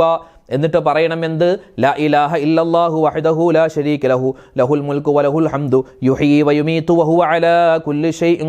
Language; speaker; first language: Malayalam; native; Malayalam